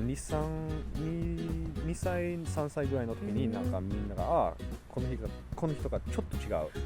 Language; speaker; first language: Japanese; early bilingual, other home language; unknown